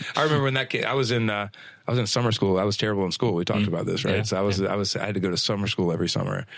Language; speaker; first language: English; native; English